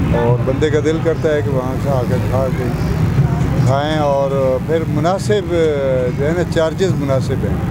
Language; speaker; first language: Urdu; non-native, local second language; Punjabi